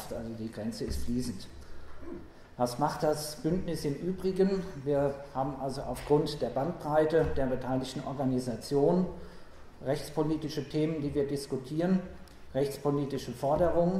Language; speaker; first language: German; native; German